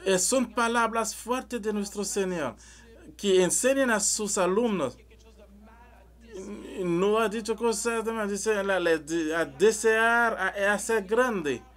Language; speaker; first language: Spanish; non-native, learner; French